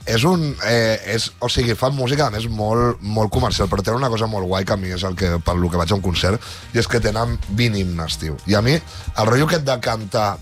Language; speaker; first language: Catalan; native; Catalan